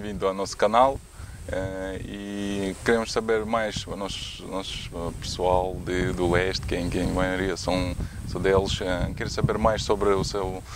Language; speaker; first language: Portuguese; non-native, learner; Russian